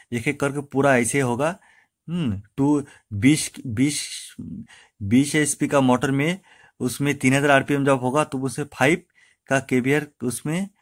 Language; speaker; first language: Hindi; non-native, local second language; Bangla